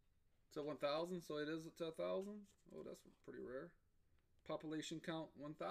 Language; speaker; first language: English; native; English